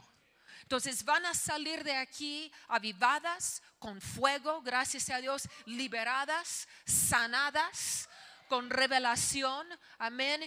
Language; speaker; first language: Spanish; non-native, fluent; English